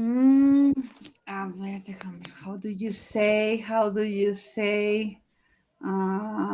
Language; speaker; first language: English; non-native, learner; Spanish